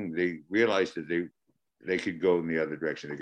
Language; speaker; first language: English; native; English